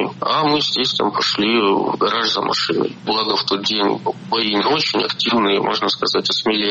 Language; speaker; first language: Russian; native; Russian